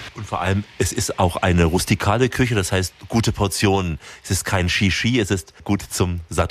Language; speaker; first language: German; native; German